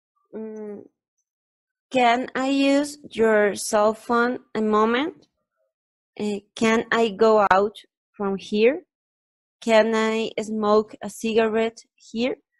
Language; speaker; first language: English; non-native, learner; Spanish